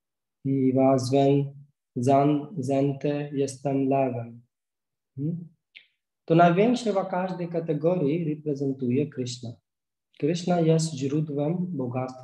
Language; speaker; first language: Polish; non-native, learner; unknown